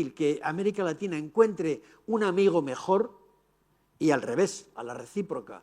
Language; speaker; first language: Spanish; native; Spanish